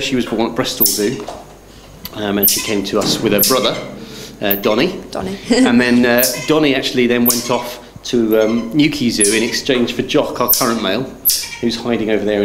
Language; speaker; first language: English; native; English